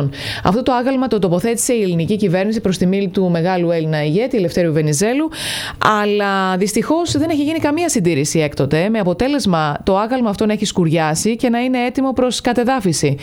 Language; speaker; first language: Greek; native; Greek